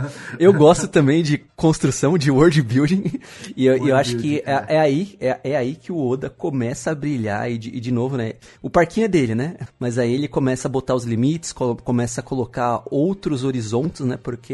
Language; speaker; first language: Portuguese; native; Portuguese